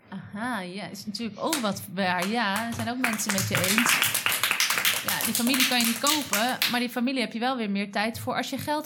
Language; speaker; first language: Dutch; native; Dutch